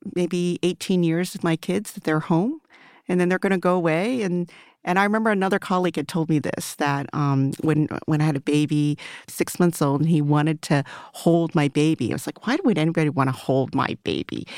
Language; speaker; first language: English; early bilingual, other home language; Chinese